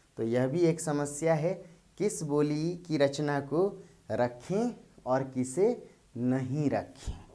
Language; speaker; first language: Hindi; native; Hindi